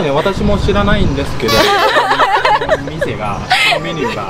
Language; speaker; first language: Japanese; non-native, fluent; Thai